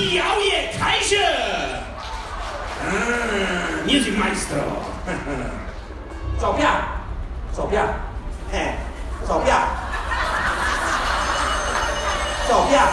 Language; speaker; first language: Chinese; non-native, learner; Czech